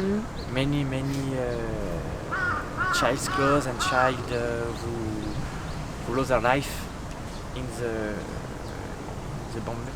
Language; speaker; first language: English; non-native, learner; French